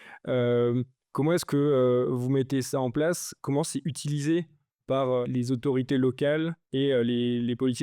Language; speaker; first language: French; native; French